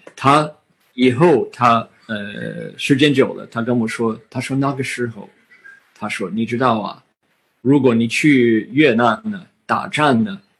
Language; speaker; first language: Chinese; non-native, fluent; English